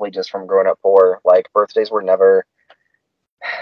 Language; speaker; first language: English; native; English